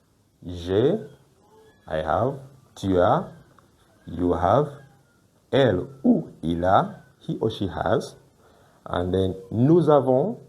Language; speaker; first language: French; non-native, fluent; Ganda